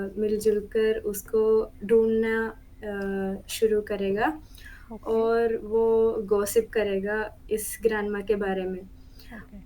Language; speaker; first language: Hindi; non-native, local second language; Malayalam